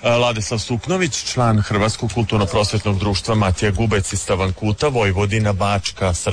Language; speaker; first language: Serbian; native; Serbian